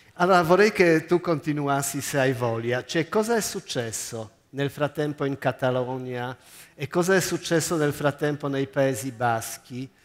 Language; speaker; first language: Italian; non-native, fluent; Polish